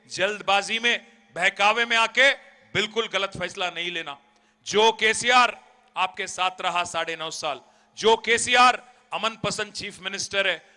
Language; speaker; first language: Hindi; non-native, local second language; Telugu